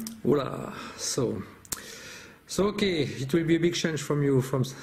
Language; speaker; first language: English; non-native, fluent; French